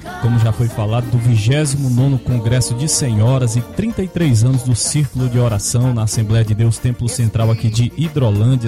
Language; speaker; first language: Portuguese; native; Portuguese